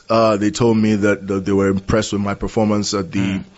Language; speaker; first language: English; non-native, local second language; Yoruba